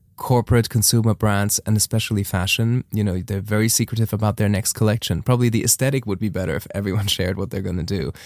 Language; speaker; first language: English; non-native, fluent; German